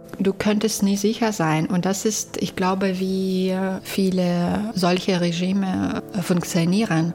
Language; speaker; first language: German; non-native, fluent; Belarusian